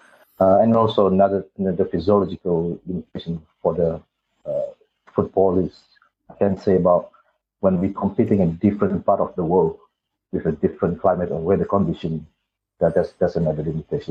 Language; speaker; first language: English; non-native, local second language; Malay